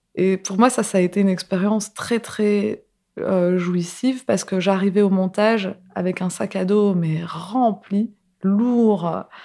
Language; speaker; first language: French; native; French